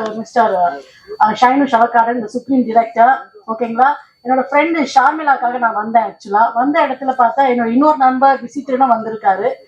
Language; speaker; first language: Tamil; non-native, local second language; Telugu